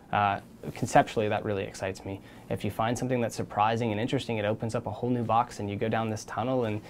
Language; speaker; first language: English; native; English